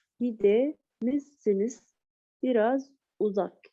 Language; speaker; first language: Turkish; non-native, learner; Arabic